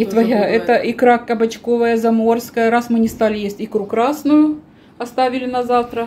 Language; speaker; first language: Russian; native; Russian